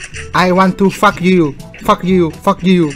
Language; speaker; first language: English; non-native, learner; Vietnamese